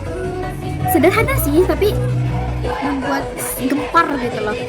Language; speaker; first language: Indonesian; native; Indonesian